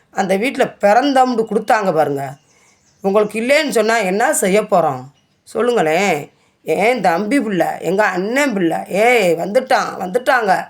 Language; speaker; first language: Tamil; native; Tamil